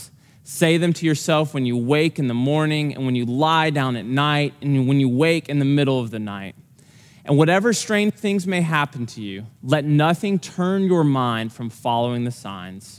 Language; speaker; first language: English; native; English